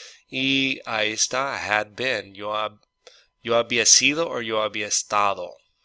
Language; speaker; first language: Spanish; non-native, fluent; English